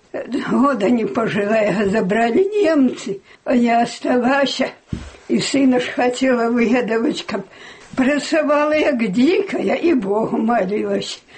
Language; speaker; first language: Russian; non-native, local second language; Belarusian